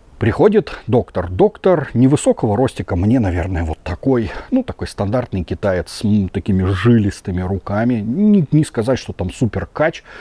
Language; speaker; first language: Russian; native; Russian